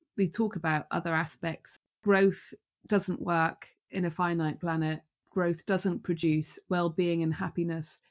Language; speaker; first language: English; native; English